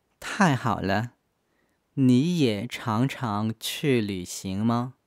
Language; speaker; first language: Chinese; non-native, fluent; Korean